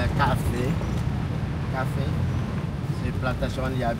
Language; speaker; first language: French; non-native, learner; Malagasy